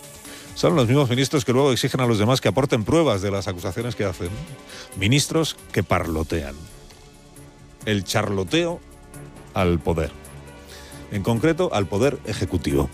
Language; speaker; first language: Spanish; native; Spanish